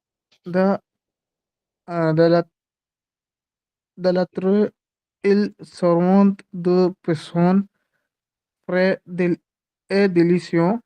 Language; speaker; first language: French; non-native, learner; Hindi